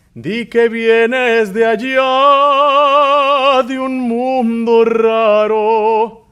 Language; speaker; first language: Spanish; early bilingual, other home language; English